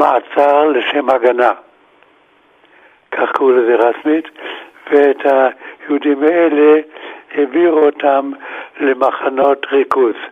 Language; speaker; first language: Hebrew; non-native, fluent; German